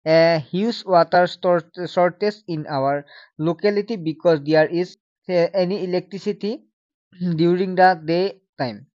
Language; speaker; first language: English; non-native, local second language; Assamese